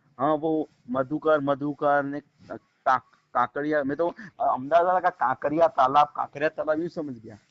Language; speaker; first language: Hindi; native; Hindi